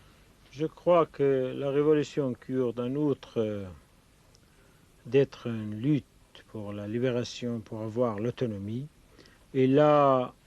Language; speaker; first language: French; non-native, fluent; Kurdish